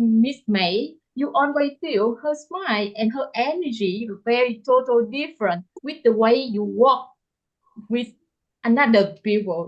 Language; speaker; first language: English; non-native, learner; Vietnamese